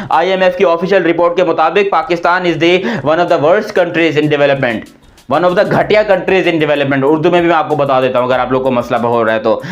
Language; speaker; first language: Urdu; non-native, local second language; Punjabi